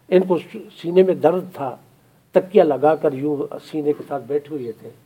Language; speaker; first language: Urdu; non-native, local second language; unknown